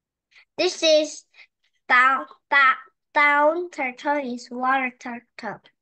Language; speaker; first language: English; non-native, learner; Korean